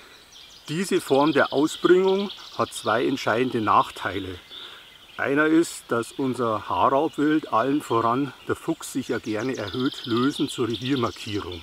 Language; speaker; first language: German; native; German